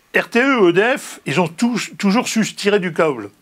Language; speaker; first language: French; native; French